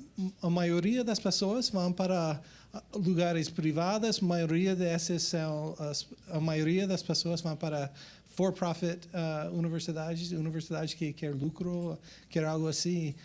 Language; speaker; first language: Portuguese; non-native, fluent; English